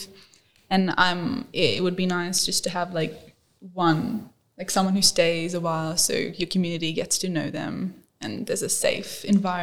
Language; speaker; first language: English; non-native, local second language; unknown